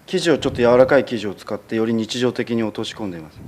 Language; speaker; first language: Japanese; native; Japanese